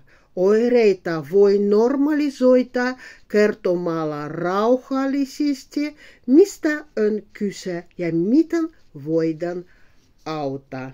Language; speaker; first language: Finnish; non-native, fluent; Russian